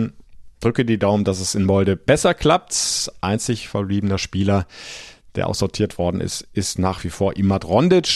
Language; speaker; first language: German; native; German